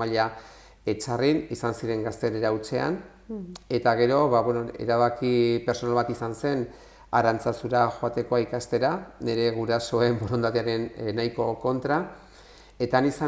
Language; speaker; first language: Basque; non-native, local second language; Spanish